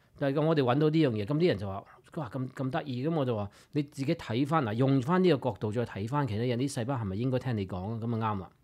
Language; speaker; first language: Cantonese; early bilingual, heritage; Cantonese